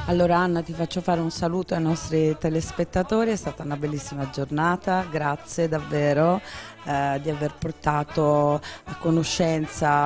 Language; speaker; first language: Italian; native; Italian